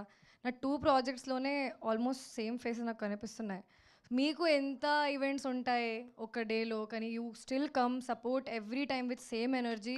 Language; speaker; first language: Telugu; non-native, learner; Hindi